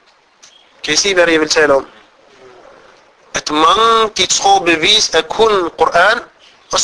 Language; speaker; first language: Danish; non-native, fluent; Arabic